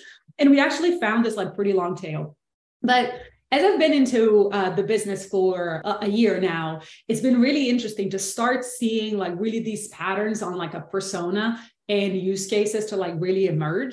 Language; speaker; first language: English; non-native, fluent; Portuguese